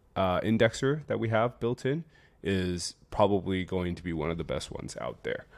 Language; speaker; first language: English; native; English